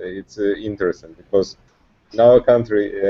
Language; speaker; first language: English; non-native, learner; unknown